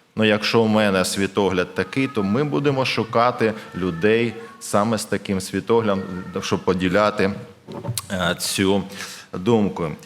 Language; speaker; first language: Ukrainian; non-native, local second language; Russian